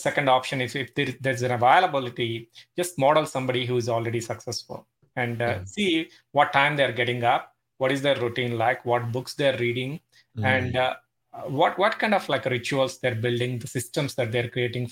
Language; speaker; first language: English; non-native, local second language; Telugu